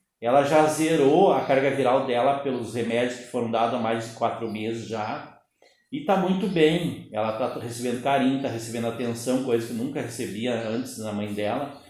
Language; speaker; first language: Portuguese; native; Portuguese